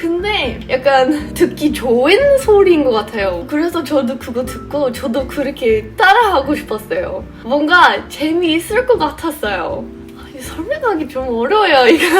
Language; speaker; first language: Korean; non-native, fluent; English